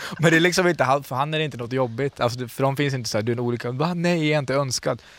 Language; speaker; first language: Swedish; early bilingual, other home language; Central Kurdish